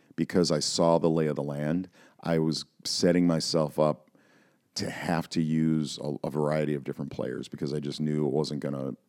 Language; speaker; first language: English; native; English